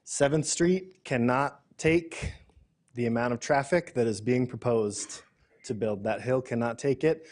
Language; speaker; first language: English; native; English